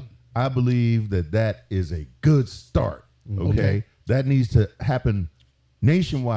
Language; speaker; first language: English; native; English